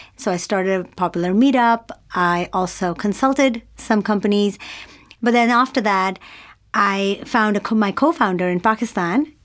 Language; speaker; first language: English; non-native, local second language; Urdu